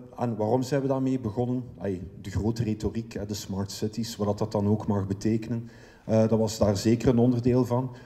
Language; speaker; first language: Dutch; native; Dutch